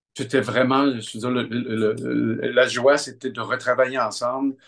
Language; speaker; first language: French; native; French